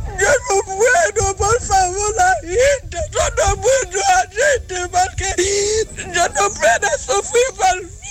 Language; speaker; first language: Spanish; non-native, learner; Haitian Creole